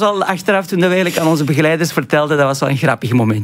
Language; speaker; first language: Dutch; non-native, fluent; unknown